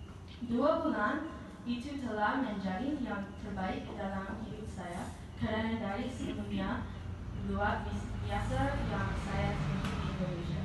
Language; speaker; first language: Indonesian; non-native, learner; English